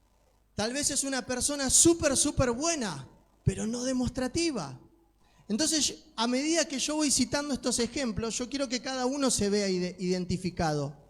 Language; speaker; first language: Spanish; native; Spanish